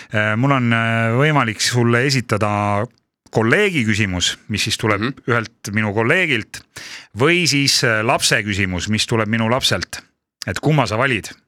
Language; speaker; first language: Estonian; native; Estonian